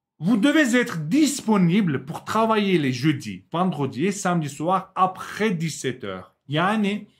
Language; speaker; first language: French; non-native, fluent; Turkish